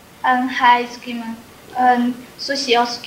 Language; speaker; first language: Japanese; non-native, learner; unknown